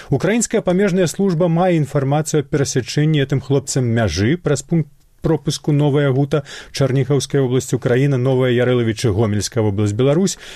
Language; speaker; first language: Belarusian; native; Belarusian